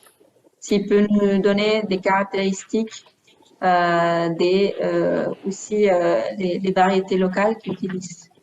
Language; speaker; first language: French; non-native, fluent; Spanish